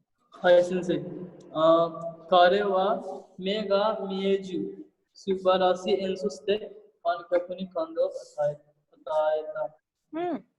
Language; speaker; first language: Japanese; non-native, fluent; Hindi